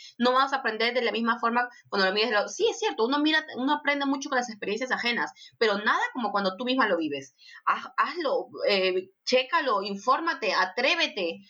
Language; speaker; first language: Spanish; native; Spanish